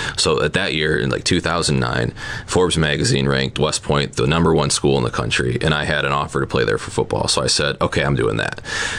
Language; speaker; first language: English; native; English